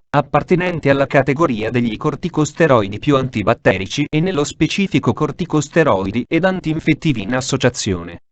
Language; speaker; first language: Italian; native; Italian